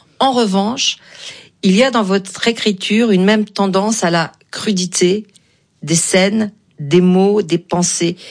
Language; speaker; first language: French; native; French